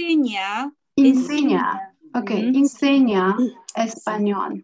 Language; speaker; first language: Spanish; non-native, learner; Chinese